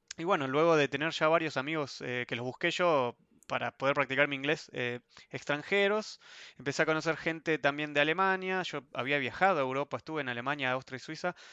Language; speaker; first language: Spanish; native; Spanish